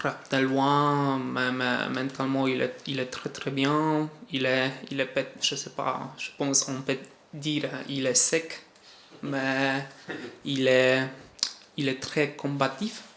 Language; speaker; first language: French; non-native, fluent; Polish